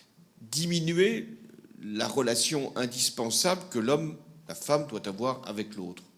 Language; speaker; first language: French; native; French